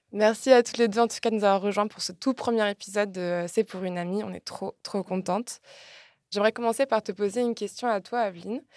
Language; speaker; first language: French; early bilingual, other home language; Spanish